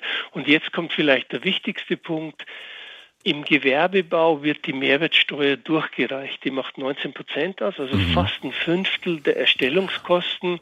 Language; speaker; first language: German; native; German